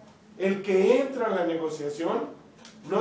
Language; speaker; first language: Spanish; native; Spanish